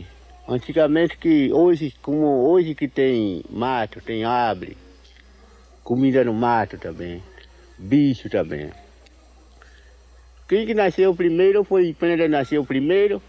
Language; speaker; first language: Portuguese; non-native, local second language; Kayapó